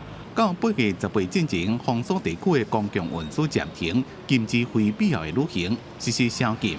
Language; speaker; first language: Chinese; native; Chinese